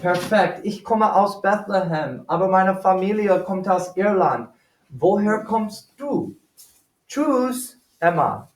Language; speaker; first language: German; non-native, fluent; English